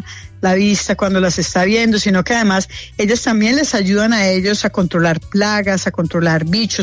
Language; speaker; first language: Spanish; native; Spanish